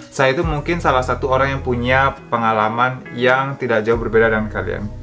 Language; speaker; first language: Indonesian; native; Indonesian